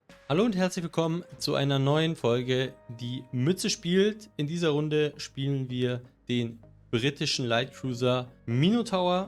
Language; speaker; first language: German; native; German